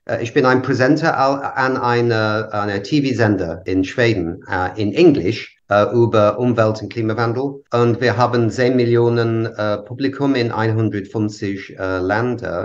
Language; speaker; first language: German; non-native, learner; English